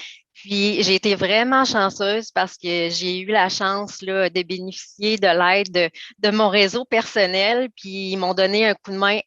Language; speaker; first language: French; native; French